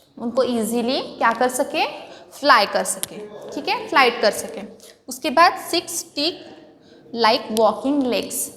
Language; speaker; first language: Hindi; non-native, local second language; Marathi